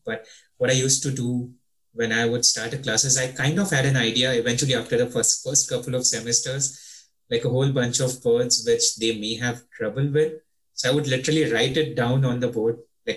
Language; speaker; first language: English; native; English